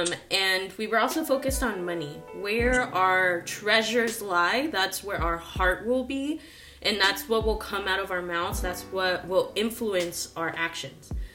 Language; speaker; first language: English; early bilingual, other home language; Spanish